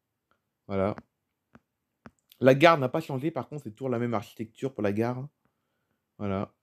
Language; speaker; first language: French; native; French